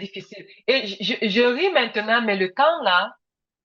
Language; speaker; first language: French; non-native, learner; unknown